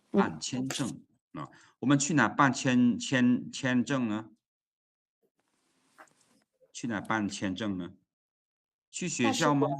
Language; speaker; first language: Chinese; non-native, fluent; Lao